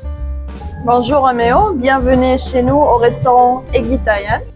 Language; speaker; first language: French; non-native, fluent; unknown